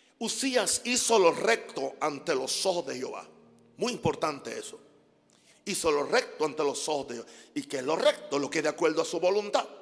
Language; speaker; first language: Spanish; non-native, fluent; English